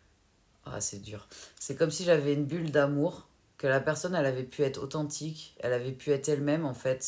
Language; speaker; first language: French; native; French